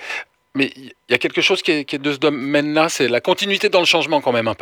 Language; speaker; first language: French; native; French